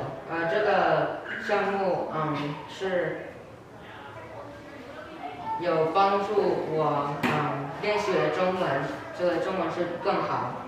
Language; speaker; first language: Chinese; non-native, learner; English